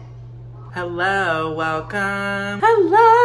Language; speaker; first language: English; native; English